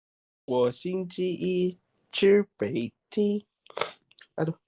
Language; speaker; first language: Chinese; non-native, learner; Indonesian